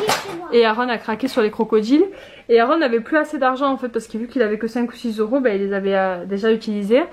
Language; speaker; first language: French; native; French